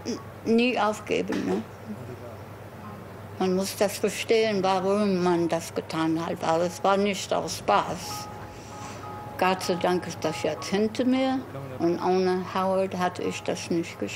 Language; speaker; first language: German; non-native, fluent; English